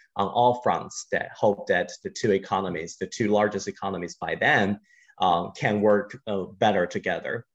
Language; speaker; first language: English; non-native, fluent; Chinese